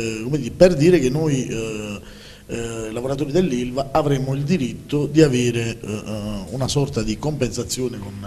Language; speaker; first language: Italian; native; Italian